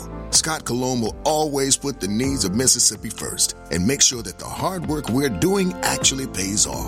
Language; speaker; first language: English; native; English